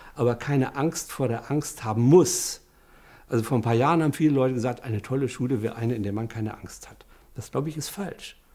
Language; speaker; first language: German; native; German